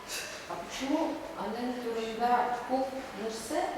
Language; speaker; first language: Russian; native; Russian